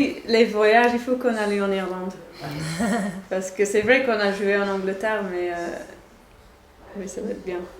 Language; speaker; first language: French; non-native, fluent; English